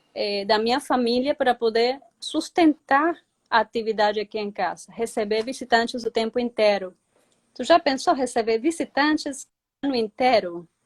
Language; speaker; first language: Portuguese; non-native, fluent; Spanish